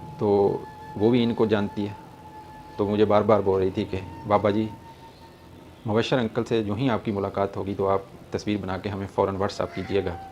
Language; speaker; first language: Urdu; non-native, local second language; Punjabi